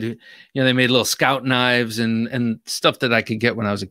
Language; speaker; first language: English; native; English